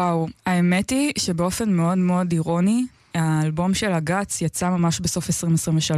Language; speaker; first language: Hebrew; native; Hebrew